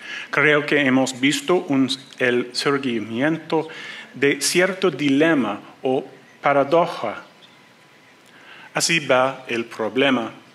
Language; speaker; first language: Spanish; non-native, learner; English